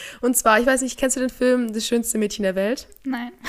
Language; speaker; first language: German; native; German